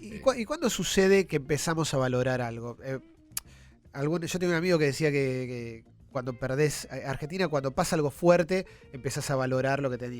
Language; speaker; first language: Spanish; native; Spanish